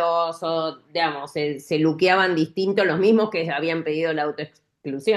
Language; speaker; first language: Spanish; native; Spanish